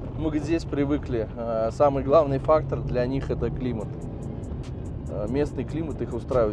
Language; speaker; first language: Russian; native; Russian